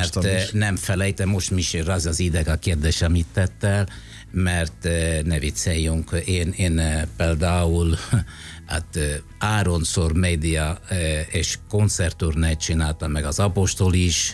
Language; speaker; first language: Hungarian; non-native, fluent; Italian